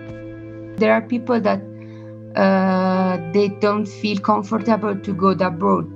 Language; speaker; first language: English; non-native, learner; Italian